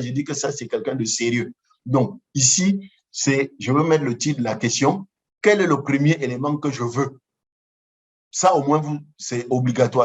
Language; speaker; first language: French; non-native, local second language; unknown